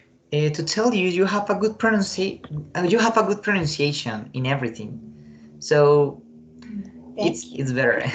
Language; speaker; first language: English; non-native, fluent; Spanish